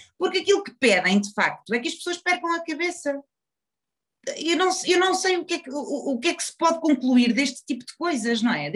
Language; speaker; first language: Portuguese; native; Portuguese